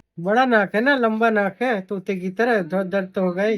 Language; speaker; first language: Hindi; non-native, local second language; Bangla